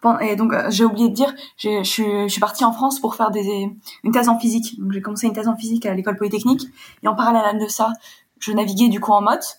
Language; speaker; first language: French; early bilingual, heritage; French